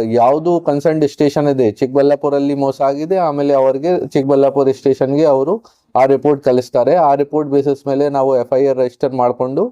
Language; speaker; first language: Kannada; non-native, fluent; Hindi